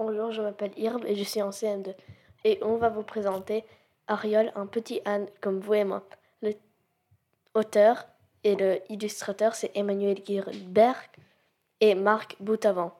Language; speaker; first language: French; non-native, learner; English